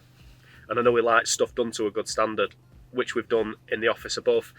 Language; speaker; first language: English; native; English